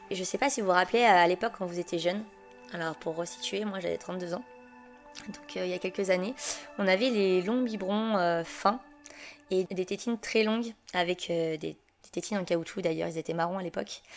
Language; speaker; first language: French; native; French